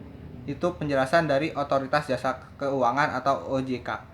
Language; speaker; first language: Indonesian; native; Indonesian